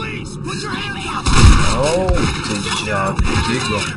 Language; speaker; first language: Polish; native; Polish